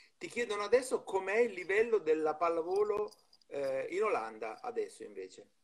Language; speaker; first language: Italian; native; Italian